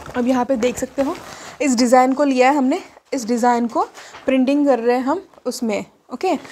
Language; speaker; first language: Hindi; non-native, local second language; Telugu